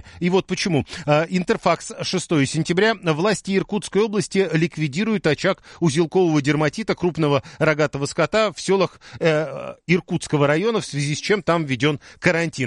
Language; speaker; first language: Russian; native; Russian